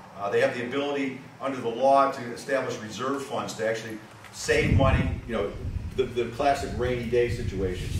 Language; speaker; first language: English; native; English